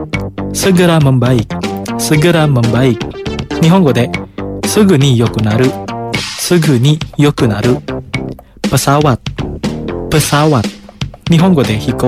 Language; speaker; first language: Japanese; non-native, fluent; Indonesian